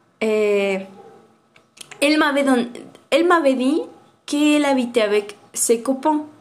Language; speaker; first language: French; non-native, learner; Spanish